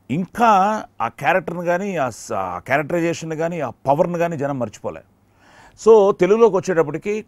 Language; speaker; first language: Telugu; native; Telugu